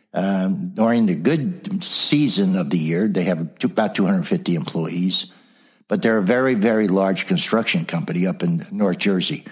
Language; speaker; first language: English; native; English